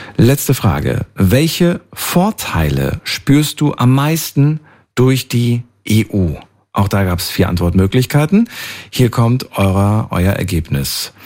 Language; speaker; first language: German; native; German